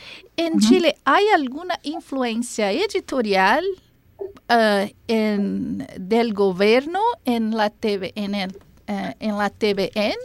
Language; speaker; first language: Spanish; non-native, fluent; Portuguese